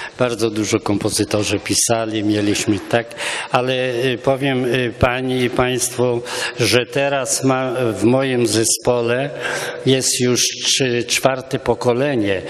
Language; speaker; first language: Polish; non-native, local second language; Romany